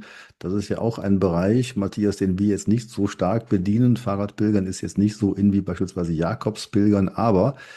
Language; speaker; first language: German; native; German